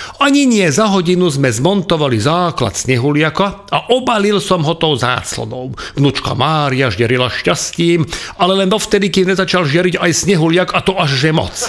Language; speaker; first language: Slovak; non-native, local second language; Hungarian